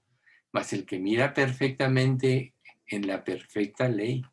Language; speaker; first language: Spanish; native; Spanish